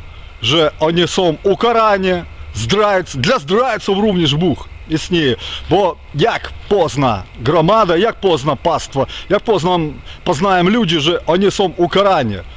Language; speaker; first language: Polish; non-native, fluent; Ukrainian